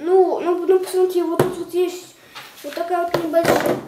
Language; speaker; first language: Russian; native; Russian